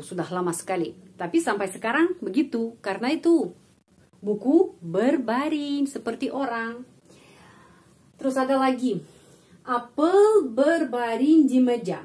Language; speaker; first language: Indonesian; non-native, fluent; Russian